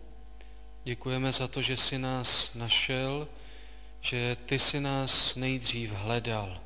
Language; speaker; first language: Czech; native; Czech